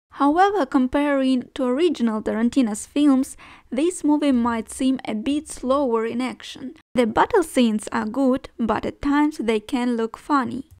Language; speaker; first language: English; non-native, fluent; Ukrainian